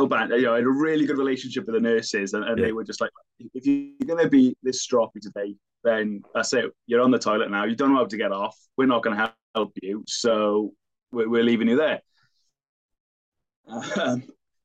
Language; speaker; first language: English; native; English